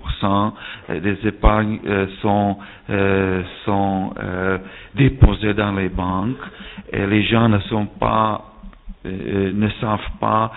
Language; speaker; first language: French; non-native, fluent; Czech